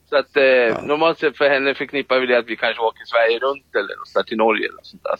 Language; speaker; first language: Swedish; native; Swedish